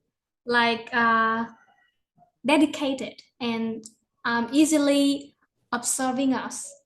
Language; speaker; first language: English; non-native, learner; Vietnamese